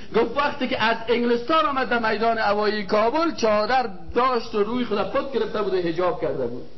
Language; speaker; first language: Persian; native; Persian